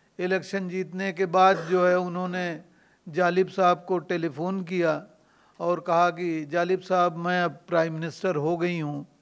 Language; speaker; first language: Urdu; native; Urdu